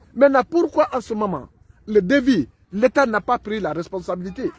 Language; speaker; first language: French; non-native, local second language; Mandingo